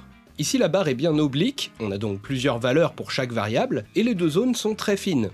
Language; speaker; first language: French; native; French